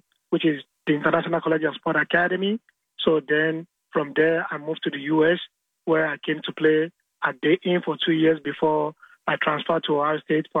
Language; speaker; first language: English; non-native, local second language; Yoruba